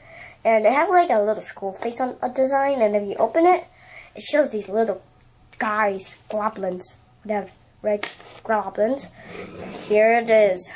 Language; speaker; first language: English; native; English